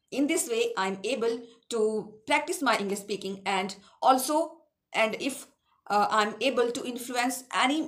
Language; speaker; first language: English; non-native, local second language; Awadhi